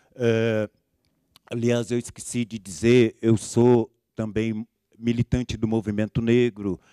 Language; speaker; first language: Portuguese; native; Portuguese